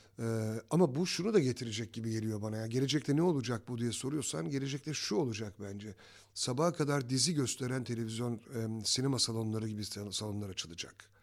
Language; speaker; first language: Turkish; native; Turkish